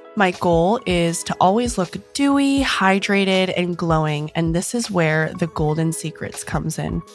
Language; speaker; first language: English; native; English